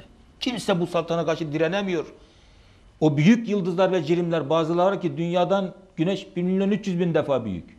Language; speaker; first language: Turkish; native; Turkish